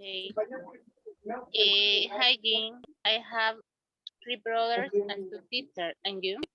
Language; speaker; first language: English; non-native, learner; Spanish